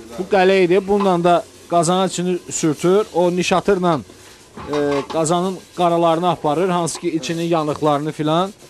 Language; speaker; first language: Azerbaijani; native; Azerbaijani